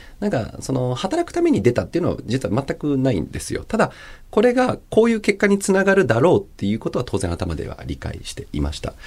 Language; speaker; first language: Japanese; early bilingual, other home language; Chinese